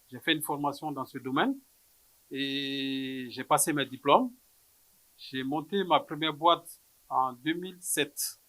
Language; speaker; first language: French; non-native, local second language; Bambara